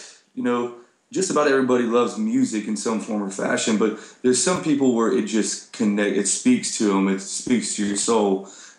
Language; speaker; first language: English; native; English